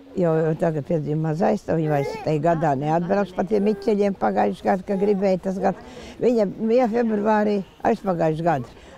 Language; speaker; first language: Latvian; native; Latvian